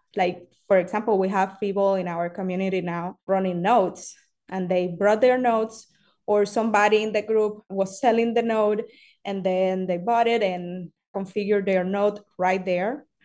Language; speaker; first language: English; non-native, fluent; Spanish